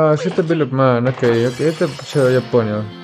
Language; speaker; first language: Russian; non-native, fluent; Spanish